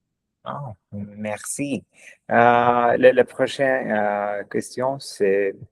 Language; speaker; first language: French; non-native, learner; German